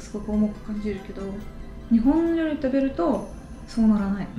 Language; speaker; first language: Japanese; non-native, fluent; Russian